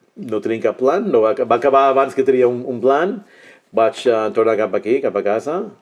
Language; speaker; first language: Catalan; early bilingual, heritage; Catalan